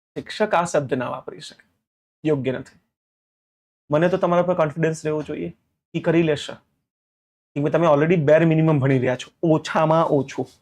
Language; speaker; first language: Gujarati; native; Gujarati